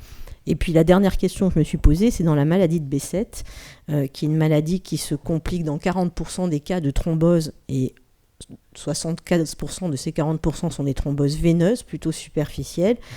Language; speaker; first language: French; native; French